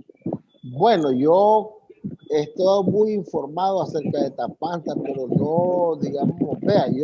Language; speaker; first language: Spanish; native; Spanish